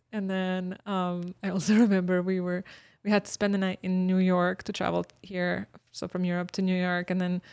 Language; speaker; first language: English; early bilingual, other home language; Bosnian